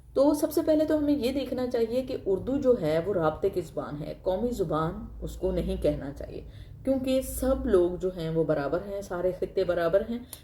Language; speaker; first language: Urdu; native; Urdu